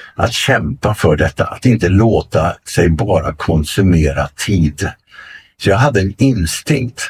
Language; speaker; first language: Swedish; native; Swedish